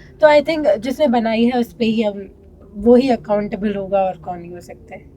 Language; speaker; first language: Urdu; non-native, local second language; Sindhi